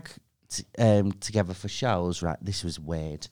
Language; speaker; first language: English; native; English